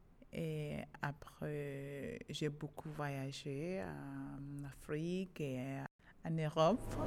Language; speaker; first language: French; non-native, fluent; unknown